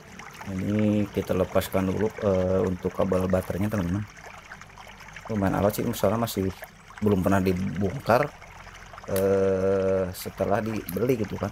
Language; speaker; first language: Indonesian; native; Indonesian